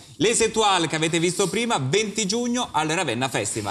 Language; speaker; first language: Italian; native; Italian